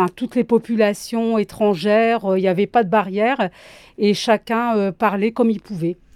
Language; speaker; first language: French; native; French